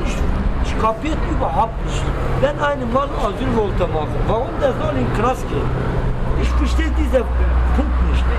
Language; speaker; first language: German; non-native, learner; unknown